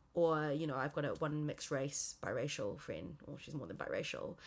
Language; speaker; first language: English; native; English